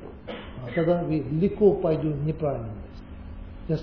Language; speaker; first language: Russian; non-native, learner; Tibetan